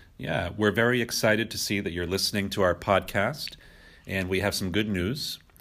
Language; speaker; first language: English; native; English